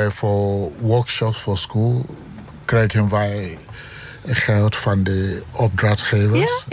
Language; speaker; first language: Dutch; non-native, learner; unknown